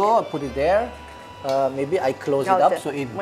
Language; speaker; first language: English; non-native, fluent; Indonesian